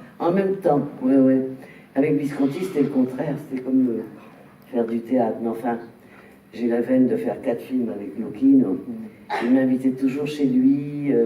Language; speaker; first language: French; native; French